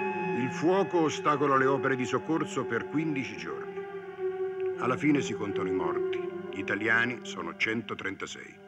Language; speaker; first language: Italian; native; Italian